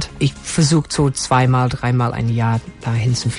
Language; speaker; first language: German; non-native, learner; English